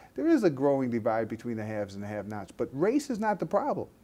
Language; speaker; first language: English; native; English